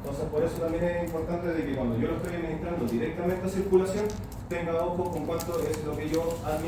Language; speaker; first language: Spanish; native; Spanish